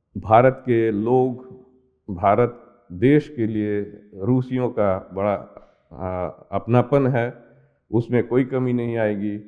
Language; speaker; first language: Hindi; native; Hindi